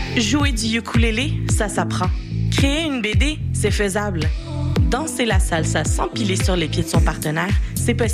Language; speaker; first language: French; native; French